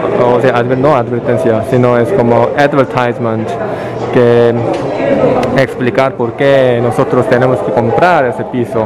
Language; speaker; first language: Spanish; non-native, fluent; Korean